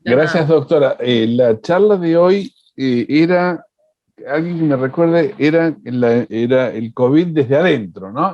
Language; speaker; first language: Spanish; native; Spanish